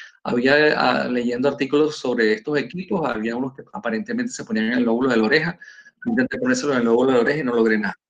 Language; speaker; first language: Spanish; native; Spanish